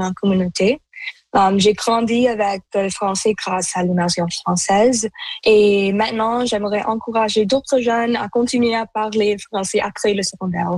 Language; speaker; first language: French; non-native, local second language; Punjabi